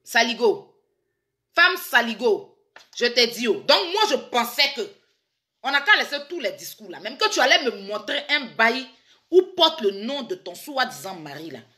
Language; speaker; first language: French; native; French